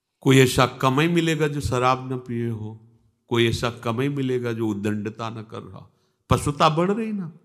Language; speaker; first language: Hindi; native; Hindi